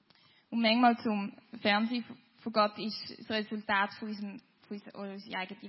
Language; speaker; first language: German; native; German